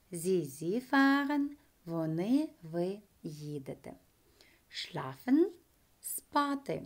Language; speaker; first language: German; non-native, fluent; Ukrainian